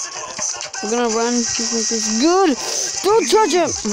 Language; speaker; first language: English; native; English